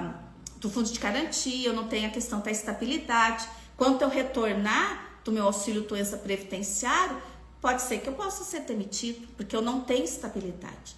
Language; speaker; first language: Portuguese; native; Portuguese